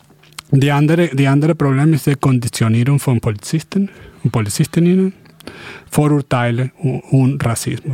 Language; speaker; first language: German; non-native, fluent; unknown